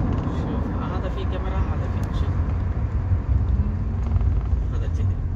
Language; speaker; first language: Arabic; non-native, learner; Hindi